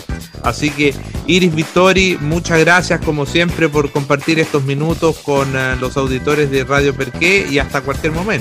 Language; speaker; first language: Spanish; native; Spanish